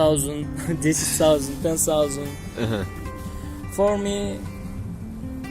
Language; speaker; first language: English; non-native, learner; Turkish